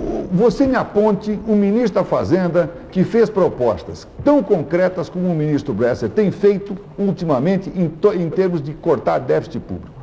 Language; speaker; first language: Portuguese; native; Portuguese